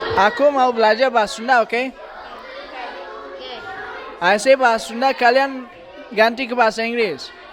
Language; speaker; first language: Indonesian; non-native, fluent; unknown